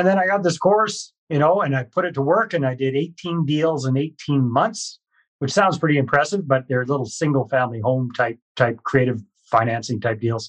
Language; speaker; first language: English; native; English